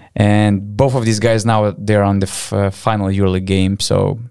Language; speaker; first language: English; non-native, fluent; Lithuanian